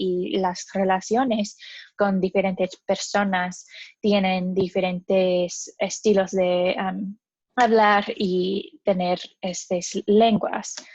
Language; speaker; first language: Spanish; non-native, learner; English